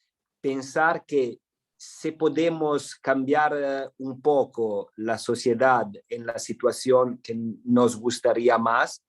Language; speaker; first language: Spanish; non-native, fluent; Italian